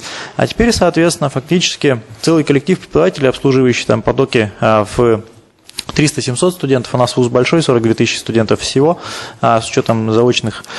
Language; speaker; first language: Russian; native; Russian